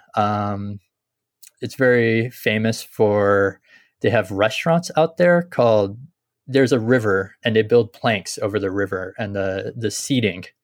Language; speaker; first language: English; native; English